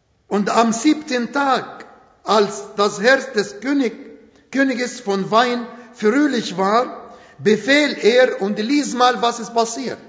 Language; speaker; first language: German; non-native, fluent; Arabic